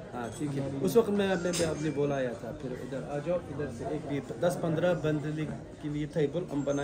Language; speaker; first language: Hindi; non-native, learner; Uyghur